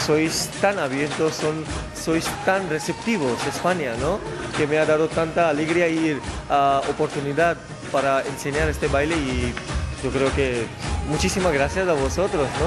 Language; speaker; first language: Spanish; non-native, fluent; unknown